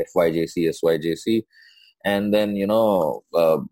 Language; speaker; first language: English; non-native, local second language; Sindhi